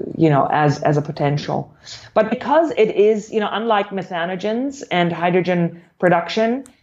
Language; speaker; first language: English; non-native, fluent; German